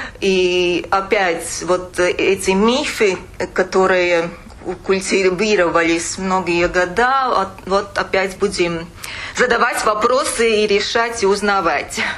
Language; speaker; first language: Russian; non-native, local second language; Latvian